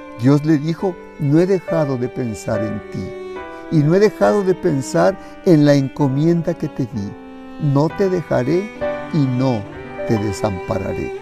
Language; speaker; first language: Spanish; native; Spanish